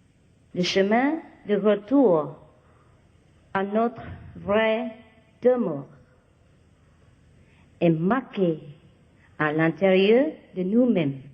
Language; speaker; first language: French; non-native, fluent; Vietnamese